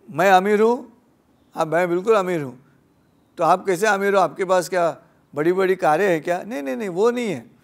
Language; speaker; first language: Hindi; non-native, local second language; Marathi